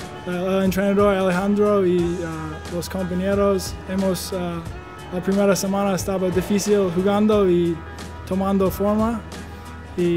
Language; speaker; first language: Spanish; non-native, learner; English